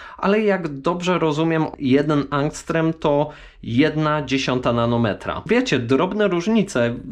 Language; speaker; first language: Polish; native; Polish